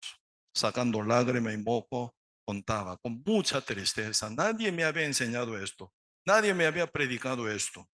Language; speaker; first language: Spanish; non-native, learner; Korean